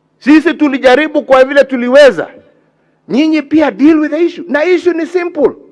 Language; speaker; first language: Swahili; non-native, local second language; Kikuyu